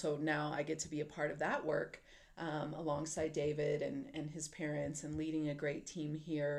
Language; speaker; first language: English; native; English